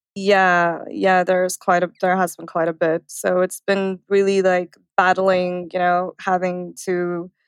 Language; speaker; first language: English; early bilingual, other home language; Arabic